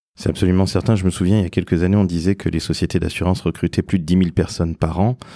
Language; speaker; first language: French; native; French